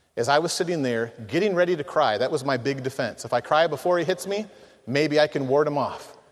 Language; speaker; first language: English; native; English